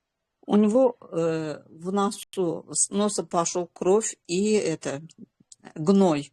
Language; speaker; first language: Russian; non-native, local second language; Azerbaijani